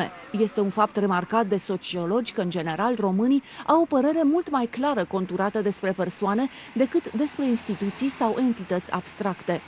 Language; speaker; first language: Romanian; native; Romanian